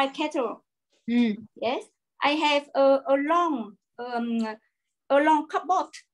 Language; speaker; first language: English; non-native, learner; Vietnamese